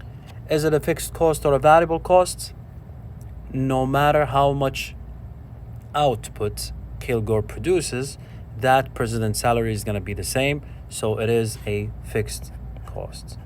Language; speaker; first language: English; non-native, fluent; Arabic